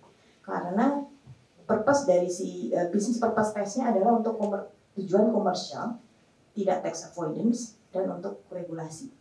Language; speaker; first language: Indonesian; native; Indonesian